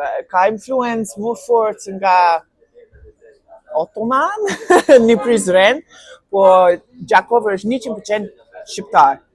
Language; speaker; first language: Albanian; non-native, learner; English